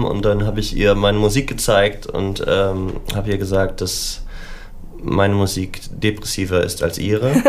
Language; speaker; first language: German; native; German